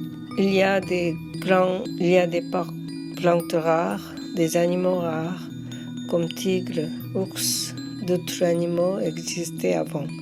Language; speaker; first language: French; non-native, learner; Korean